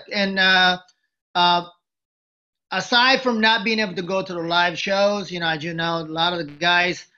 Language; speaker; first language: English; early bilingual, other home language; Japanese